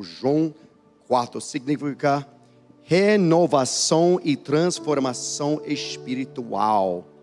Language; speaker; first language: Portuguese; non-native, learner; English